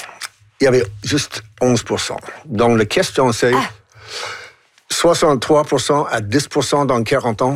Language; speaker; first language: French; non-native, local second language; English